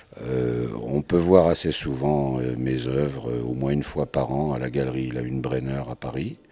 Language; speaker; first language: French; native; French